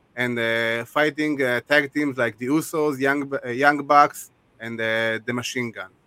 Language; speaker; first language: English; non-native, fluent; Hebrew